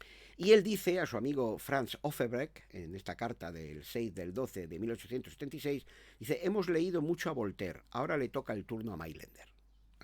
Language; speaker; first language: Spanish; native; Spanish